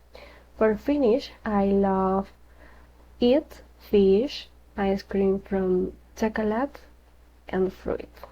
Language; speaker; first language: English; non-native, learner; Spanish